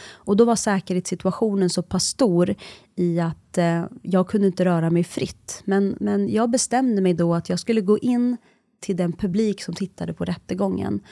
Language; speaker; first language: Swedish; early bilingual, other home language; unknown